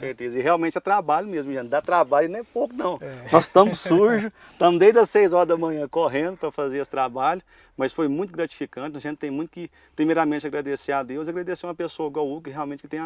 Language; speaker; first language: Portuguese; native; Portuguese